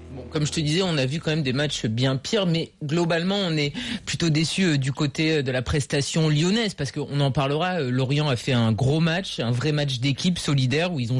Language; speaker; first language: French; native; French